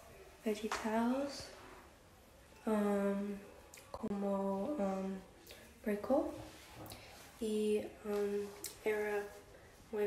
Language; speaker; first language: Spanish; non-native, learner; English